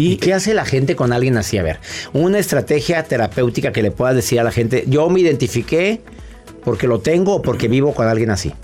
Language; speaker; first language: Spanish; native; Spanish